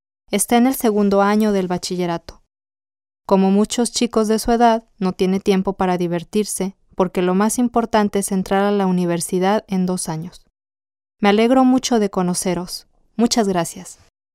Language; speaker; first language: Spanish; non-native, learner; Korean